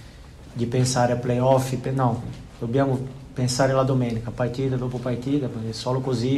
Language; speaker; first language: Italian; non-native, fluent; Portuguese